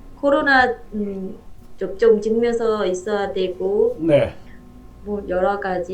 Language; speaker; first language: Korean; non-native, learner; Vietnamese